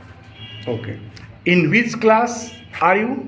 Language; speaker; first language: English; non-native, fluent; Hindi